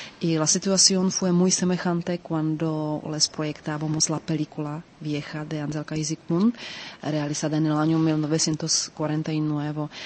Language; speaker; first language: Spanish; non-native, fluent; Czech